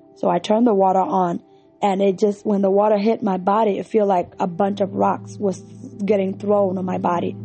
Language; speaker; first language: English; non-native, fluent; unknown